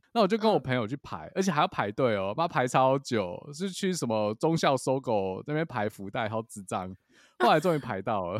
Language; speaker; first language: Chinese; native; Chinese